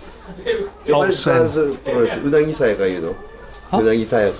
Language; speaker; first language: Japanese; native; Japanese